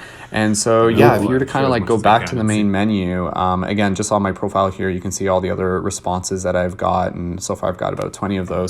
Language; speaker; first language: English; native; English